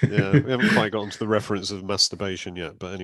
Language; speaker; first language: English; native; English